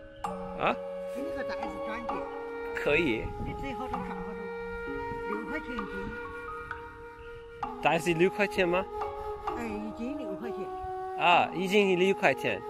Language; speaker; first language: Chinese; non-native, learner; Turkish